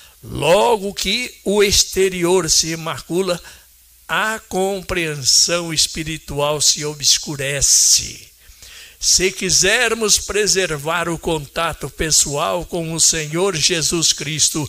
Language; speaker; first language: Portuguese; native; Portuguese